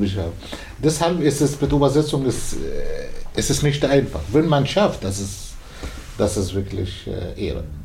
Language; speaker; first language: German; non-native, learner; Arabic